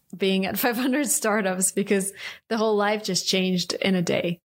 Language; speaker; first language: English; non-native, fluent; Russian